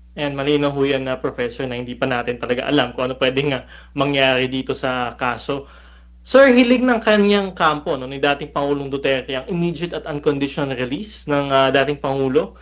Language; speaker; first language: Filipino; native; Filipino